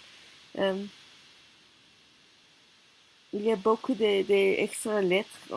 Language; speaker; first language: French; non-native, learner; Korean